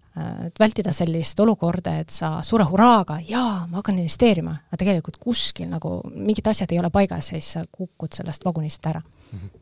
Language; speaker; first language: Estonian; non-native, local second language; Russian